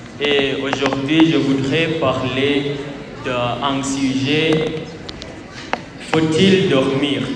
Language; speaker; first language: French; non-native, learner; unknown